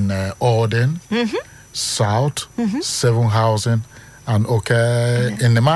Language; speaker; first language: Dutch; non-native, fluent; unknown